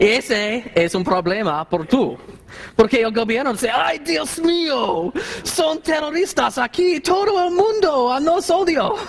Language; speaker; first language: Spanish; non-native, learner; English